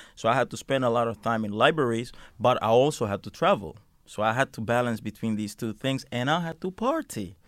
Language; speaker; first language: English; non-native, fluent; Finnish